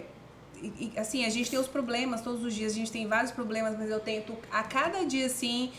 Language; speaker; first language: Portuguese; native; Portuguese